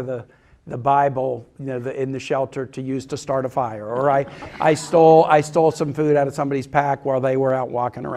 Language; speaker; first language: English; native; English